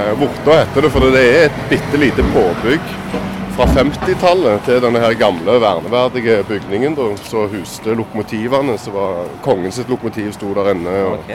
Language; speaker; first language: Norwegian; native; Norwegian